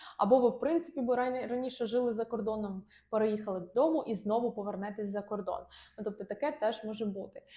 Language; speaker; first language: Ukrainian; non-native, local second language; Russian